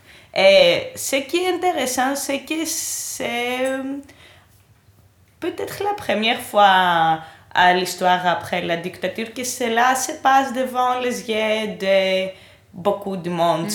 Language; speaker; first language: French; non-native, fluent; Greek